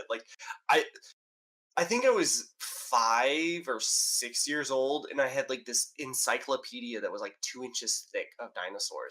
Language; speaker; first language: English; native; English